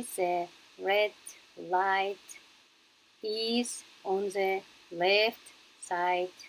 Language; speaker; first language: English; non-native, learner; Kazakh